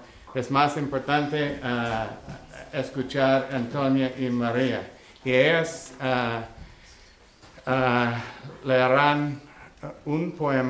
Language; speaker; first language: Spanish; non-native, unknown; English